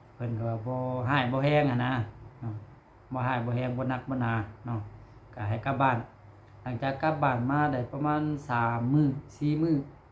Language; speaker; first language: Lao; non-native, local second language; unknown